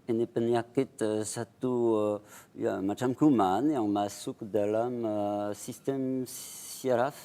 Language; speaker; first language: Indonesian; non-native, fluent; French